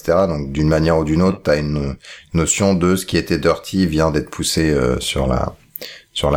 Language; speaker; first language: French; native; French